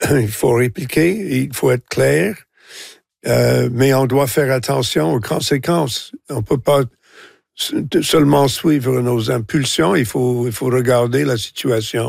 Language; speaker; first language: French; non-native, local second language; English